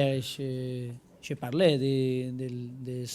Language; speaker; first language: French; non-native, learner; Spanish